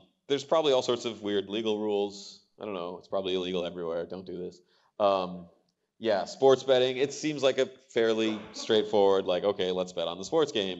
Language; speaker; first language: English; native; English